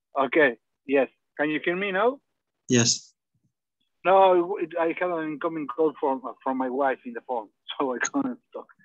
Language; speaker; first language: English; non-native, learner; Spanish